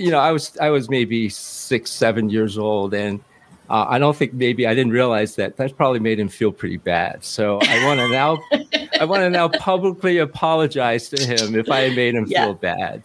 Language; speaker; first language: English; early bilingual, other home language; Cantonese